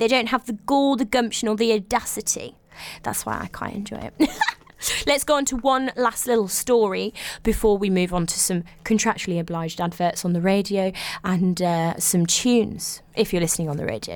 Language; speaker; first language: English; native; English